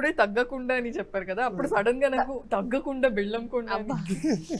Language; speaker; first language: Telugu; non-native, fluent; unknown